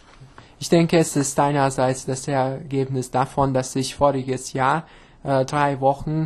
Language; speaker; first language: German; non-native, local second language; Hungarian